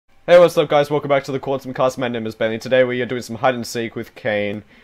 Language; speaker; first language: English; native; English